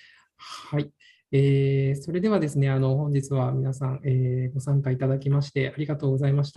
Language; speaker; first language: Japanese; native; Japanese